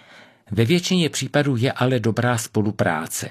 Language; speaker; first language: Czech; native; Czech